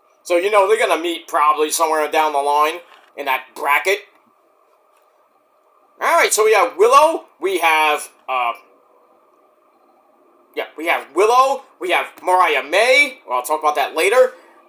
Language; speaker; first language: English; native; English